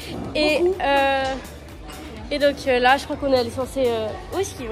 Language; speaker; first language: French; native; French